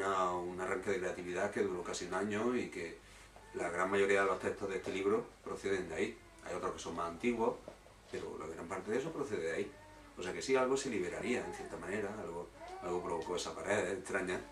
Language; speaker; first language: Spanish; native; Spanish